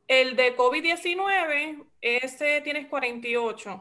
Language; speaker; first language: Spanish; early bilingual, heritage; Spanish